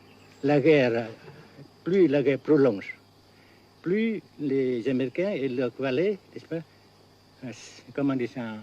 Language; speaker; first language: French; non-native, fluent; Vietnamese